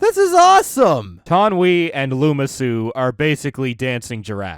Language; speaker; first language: English; native; English